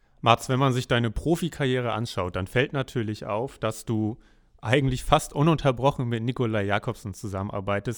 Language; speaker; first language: German; native; German